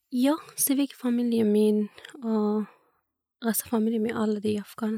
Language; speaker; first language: Norwegian; non-native, learner; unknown